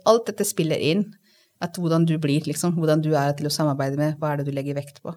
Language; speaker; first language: Norwegian; non-native, fluent; Hindi